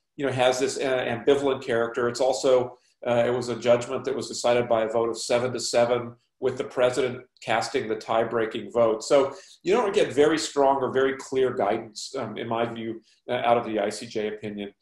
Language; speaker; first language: English; native; English